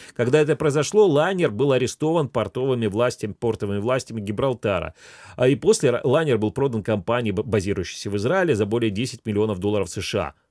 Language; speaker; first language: Russian; native; Russian